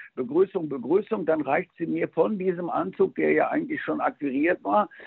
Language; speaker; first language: German; early bilingual, other home language; Spanish